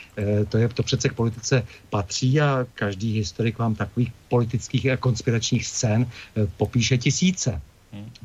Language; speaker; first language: Czech; native; Czech